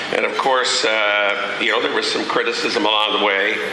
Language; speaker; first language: English; native; English